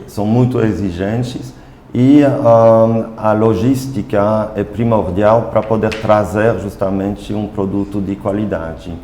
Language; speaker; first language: Portuguese; non-native, fluent; French